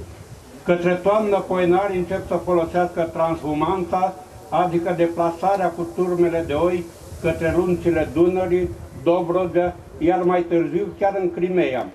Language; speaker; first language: Romanian; native; Romanian